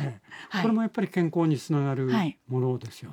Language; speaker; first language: Japanese; native; Japanese